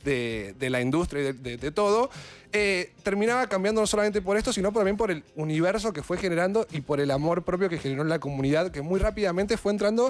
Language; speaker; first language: Spanish; native; Spanish